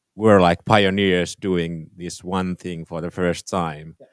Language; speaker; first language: English; non-native, fluent; Finnish